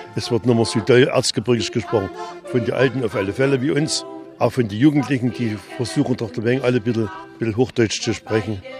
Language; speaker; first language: German; native; German